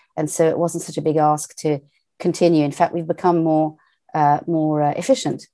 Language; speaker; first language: English; native; English